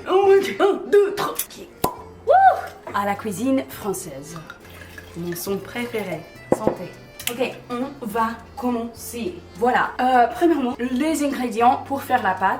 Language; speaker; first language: French; non-native, fluent; English